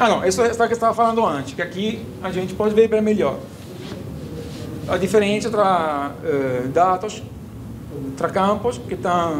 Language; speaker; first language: Portuguese; non-native, fluent; Italian